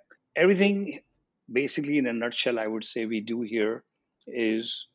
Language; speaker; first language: English; non-native, local second language; Gujarati